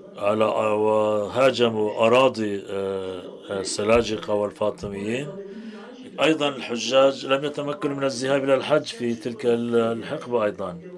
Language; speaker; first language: Arabic; non-native, fluent; Turkish